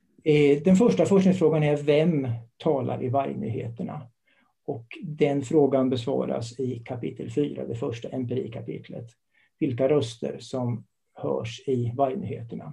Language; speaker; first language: Swedish; native; Swedish